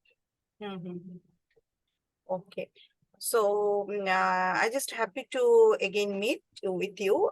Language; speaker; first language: English; non-native, learner; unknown